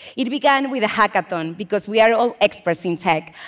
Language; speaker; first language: English; non-native, fluent; Spanish